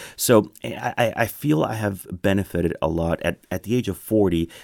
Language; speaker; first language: English; early bilingual, other home language; Spanish